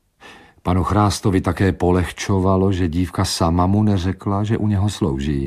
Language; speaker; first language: Czech; native; Czech